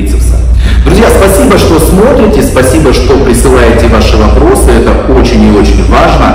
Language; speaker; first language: Russian; native; Russian